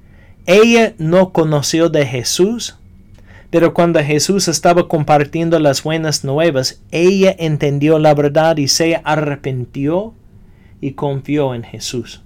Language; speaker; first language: Spanish; non-native, fluent; English